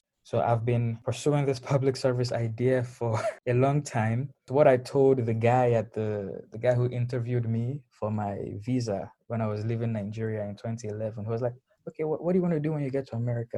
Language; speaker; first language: English; non-native, local second language; Yoruba